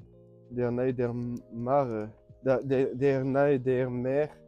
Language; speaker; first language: German; non-native, learner; French